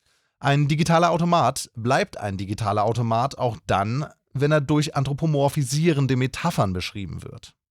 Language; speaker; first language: German; native; German